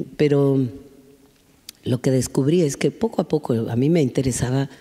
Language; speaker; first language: Spanish; native; Spanish